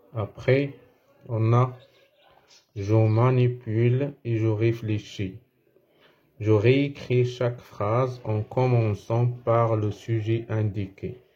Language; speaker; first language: French; non-native, fluent; Arabic